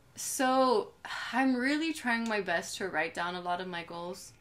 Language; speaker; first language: English; native; English